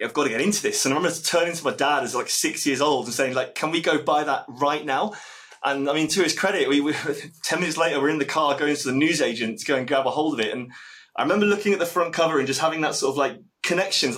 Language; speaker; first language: English; native; English